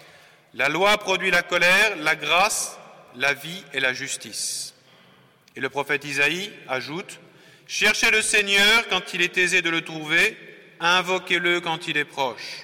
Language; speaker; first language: French; native; French